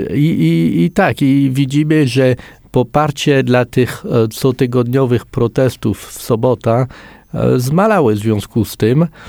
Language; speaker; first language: Polish; non-native, fluent; French